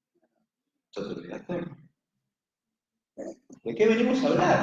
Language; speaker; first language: Spanish; native; Spanish